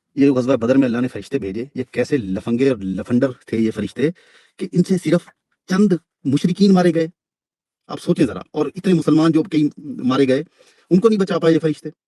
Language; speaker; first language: Urdu; native; Urdu